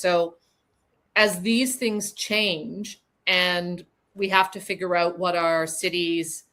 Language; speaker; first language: English; native; English